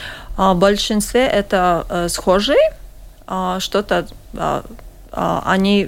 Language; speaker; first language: Russian; non-native, local second language; Latvian